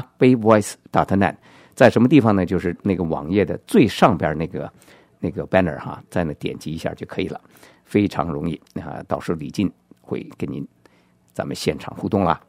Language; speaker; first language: Chinese; native; Chinese